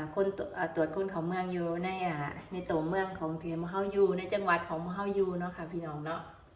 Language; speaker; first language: Thai; native; Thai